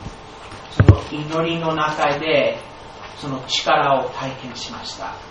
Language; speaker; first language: Japanese; non-native, fluent; English